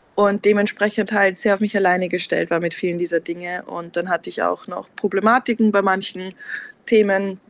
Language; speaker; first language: German; native; German